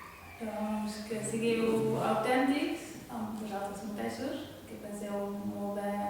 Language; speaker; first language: Catalan; non-native, fluent; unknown